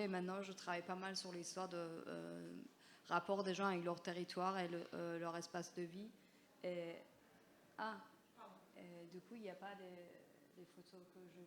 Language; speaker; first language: French; non-native, fluent; Persian